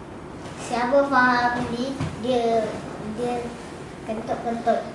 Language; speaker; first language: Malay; non-native, local second language; English